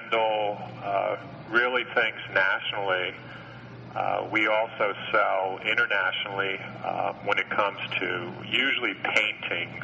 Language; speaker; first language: English; native; English